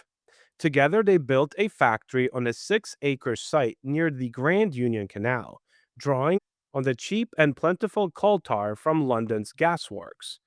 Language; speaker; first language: English; native; English